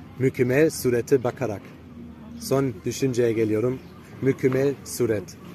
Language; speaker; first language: Turkish; non-native, fluent; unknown